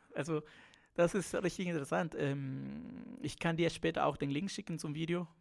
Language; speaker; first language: German; non-native, fluent; Spanish